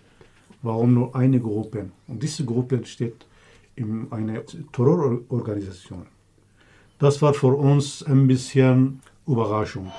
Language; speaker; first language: German; non-native, learner; Kurdish